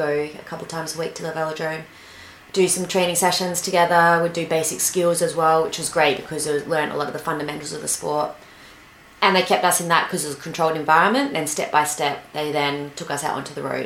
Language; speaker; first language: English; native; English